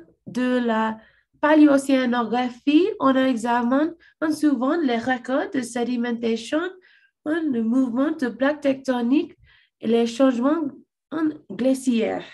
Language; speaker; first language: French; non-native, learner; English